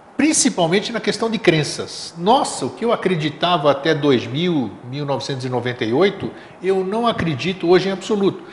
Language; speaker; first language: Portuguese; non-native, fluent; Greek